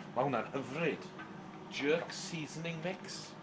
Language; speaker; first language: Welsh; native; Welsh